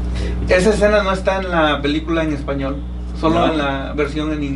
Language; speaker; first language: Spanish; native; Spanish